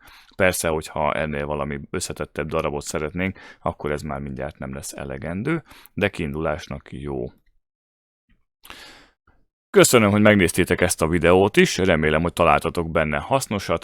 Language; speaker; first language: Hungarian; native; Hungarian